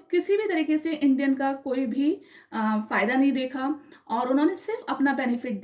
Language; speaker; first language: Hindi; native; Hindi